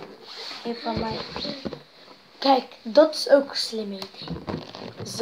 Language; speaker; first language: Dutch; non-native, local second language; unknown